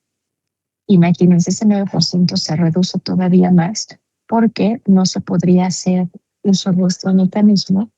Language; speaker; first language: Spanish; native; Spanish